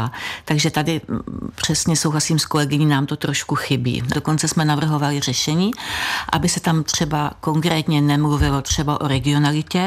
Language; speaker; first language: Czech; native; Czech